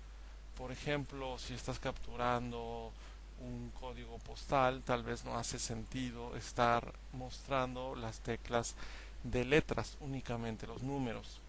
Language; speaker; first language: Spanish; native; Spanish